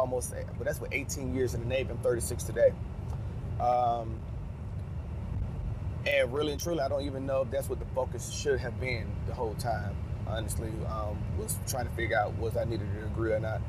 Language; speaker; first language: English; native; English